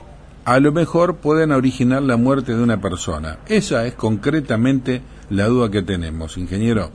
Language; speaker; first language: Spanish; native; Spanish